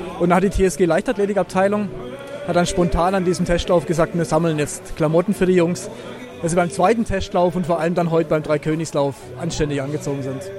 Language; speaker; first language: German; native; German